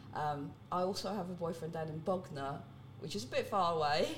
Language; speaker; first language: English; early bilingual, other home language; Cantonese